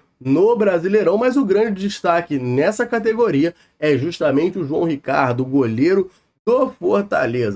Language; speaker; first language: Portuguese; native; Portuguese